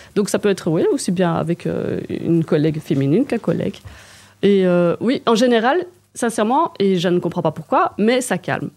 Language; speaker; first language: French; native; French